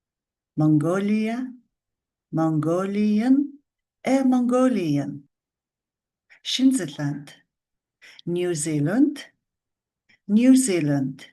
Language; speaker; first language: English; non-native, fluent; Mongolian